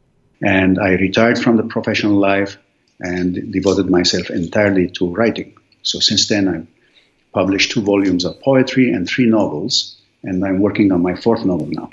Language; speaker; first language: English; non-native, fluent; Arabic